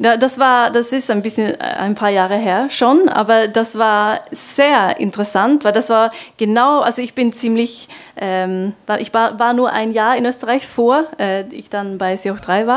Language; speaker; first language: German; non-native, fluent; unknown